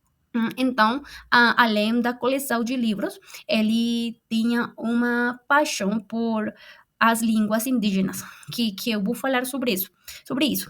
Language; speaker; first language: Portuguese; non-native, fluent; Spanish